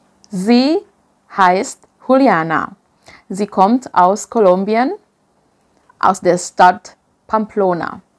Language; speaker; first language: German; non-native, fluent; Indonesian